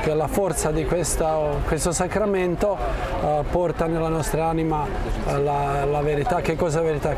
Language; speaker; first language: Italian; non-native, fluent; Croatian